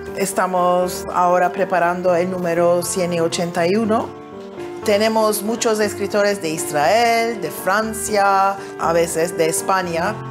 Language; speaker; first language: Spanish; early bilingual, heritage; Ladino